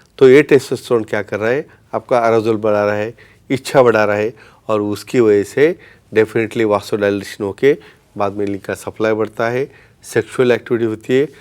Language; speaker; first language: Hindi; non-native, local second language; Marathi